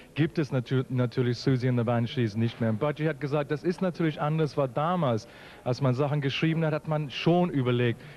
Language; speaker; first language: German; native; German